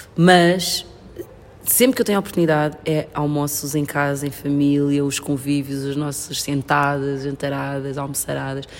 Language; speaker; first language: Portuguese; native; Portuguese